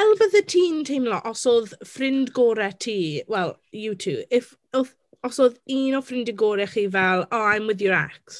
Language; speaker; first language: Welsh; non-native, local second language; English